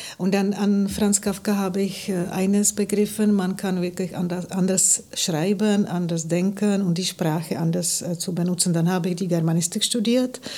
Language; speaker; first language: German; non-native, fluent; Czech